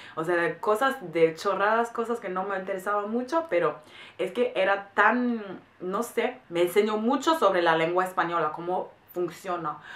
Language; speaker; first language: Spanish; non-native, fluent; German